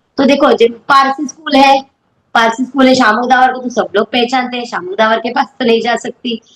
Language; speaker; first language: Hindi; non-native, local second language; Marathi